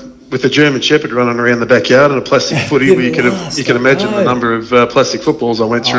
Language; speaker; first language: English; native; English